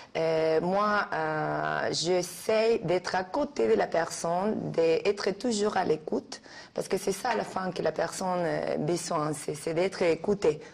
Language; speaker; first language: French; non-native, fluent; Spanish